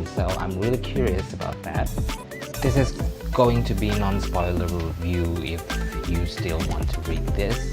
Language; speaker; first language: English; non-native, fluent; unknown